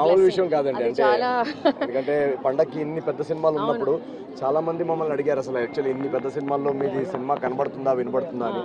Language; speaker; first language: Telugu; native; Telugu